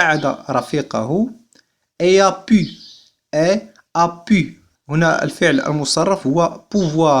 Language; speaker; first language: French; non-native, fluent; Arabic